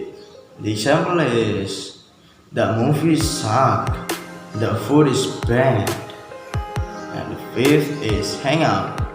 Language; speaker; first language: English; non-native, learner; Indonesian